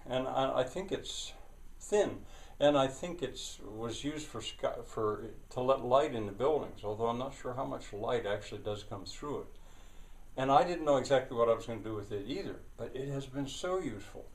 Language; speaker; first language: English; native; English